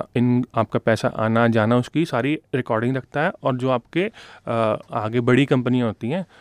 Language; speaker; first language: Hindi; non-native, local second language; Punjabi